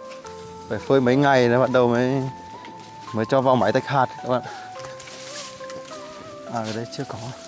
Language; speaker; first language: Vietnamese; native; Vietnamese